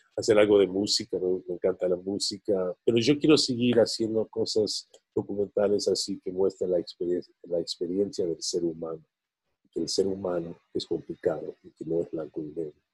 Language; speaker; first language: Spanish; non-native, fluent; English